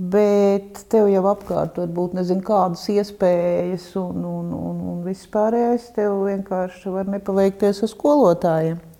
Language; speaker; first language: Latvian; non-native, local second language; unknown